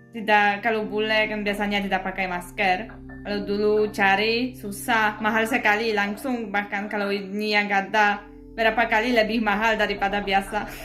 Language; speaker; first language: Indonesian; non-native, learner; Polish